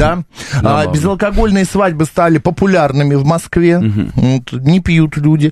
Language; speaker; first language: Russian; native; Russian